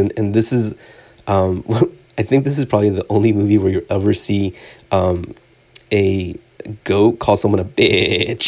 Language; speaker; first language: English; native; English